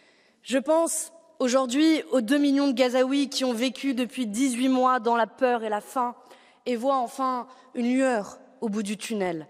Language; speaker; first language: French; native; French